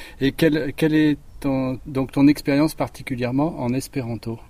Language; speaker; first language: French; native; French